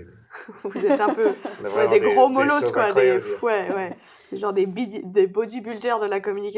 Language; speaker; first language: French; native; French